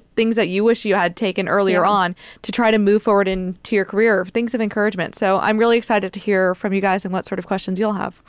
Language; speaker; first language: English; native; English